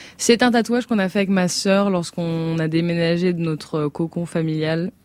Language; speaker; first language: French; native; French